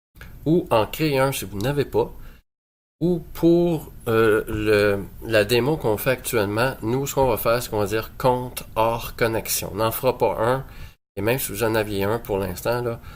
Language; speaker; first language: French; native; French